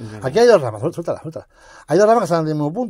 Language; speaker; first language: Spanish; native; Spanish